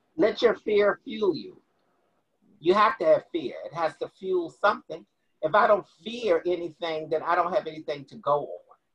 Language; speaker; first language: English; native; English